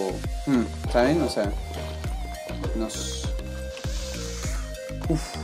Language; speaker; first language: Spanish; native; Spanish